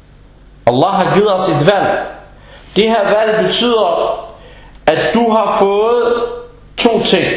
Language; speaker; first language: Danish; non-native, fluent; Arabic